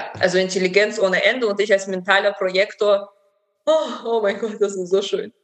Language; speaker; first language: German; early bilingual, other home language; Russian